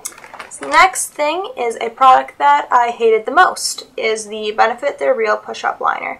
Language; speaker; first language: English; native; English